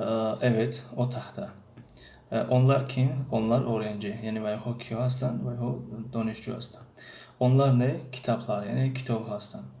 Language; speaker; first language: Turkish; non-native, fluent; Tajik